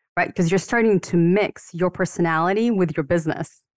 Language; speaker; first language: English; non-native, fluent; Ukrainian